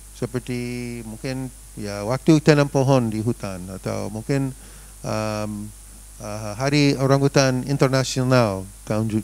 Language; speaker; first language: Indonesian; non-native, fluent; English